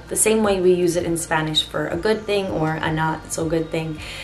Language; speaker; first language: English; native; English